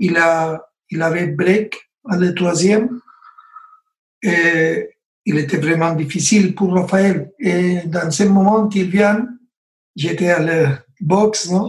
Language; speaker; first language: French; non-native, learner; Spanish